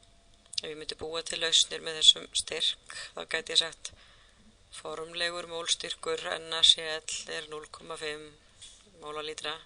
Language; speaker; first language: Icelandic; native; Icelandic